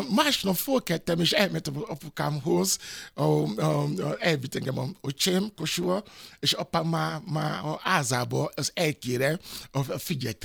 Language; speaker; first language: Hungarian; non-native, learner; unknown